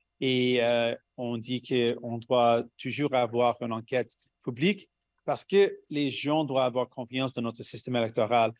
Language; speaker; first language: French; non-native, local second language; English